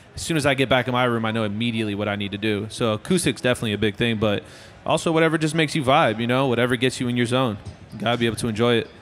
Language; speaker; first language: English; native; English